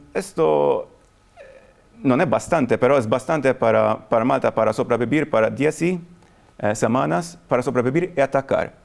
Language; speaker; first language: Spanish; non-native, fluent; Maltese